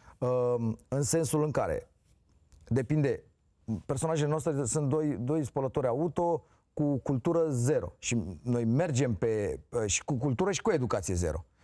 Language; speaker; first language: Romanian; native; Romanian